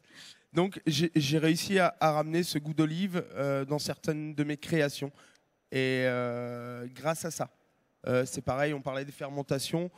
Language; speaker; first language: French; native; French